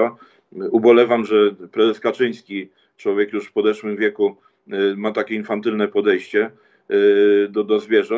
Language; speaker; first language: Polish; native; Polish